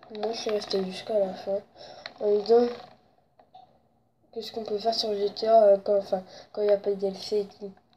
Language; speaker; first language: French; native; French